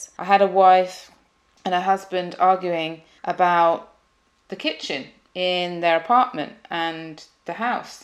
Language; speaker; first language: English; native; English